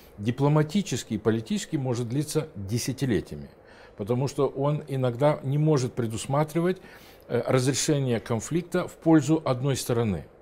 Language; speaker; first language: Russian; non-native, local second language; Romanian